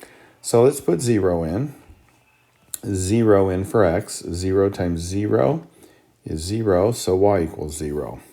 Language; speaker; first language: English; native; English